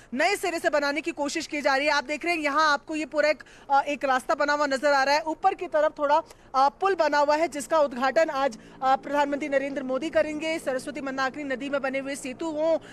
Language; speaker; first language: Hindi; native; Hindi